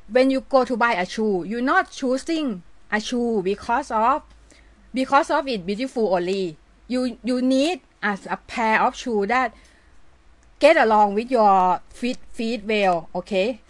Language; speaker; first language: English; non-native, learner; Thai